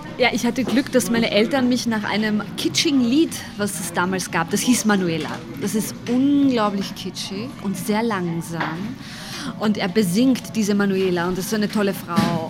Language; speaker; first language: German; early bilingual, other home language; Bosnian